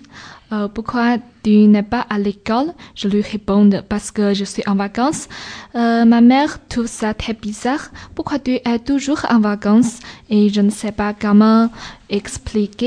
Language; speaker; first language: French; non-native, learner; Chinese